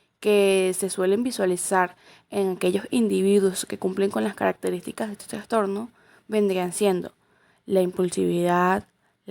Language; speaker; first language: Spanish; native; Spanish